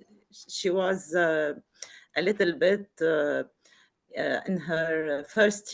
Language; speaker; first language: English; non-native, learner; Arabic